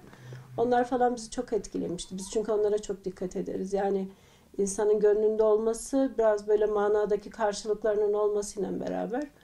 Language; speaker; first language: Turkish; native; Turkish